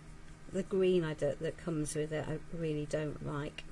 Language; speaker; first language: English; native; English